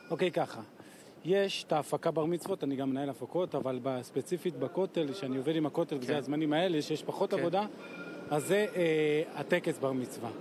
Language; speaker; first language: Hebrew; native; Hebrew